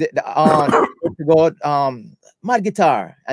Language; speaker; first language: English; native; English